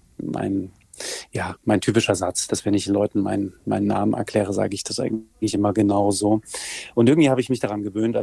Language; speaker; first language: German; native; German